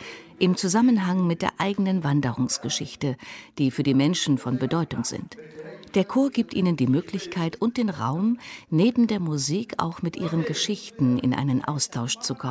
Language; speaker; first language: German; native; German